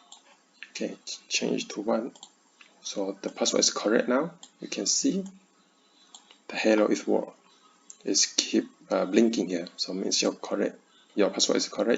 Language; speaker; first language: English; non-native, learner; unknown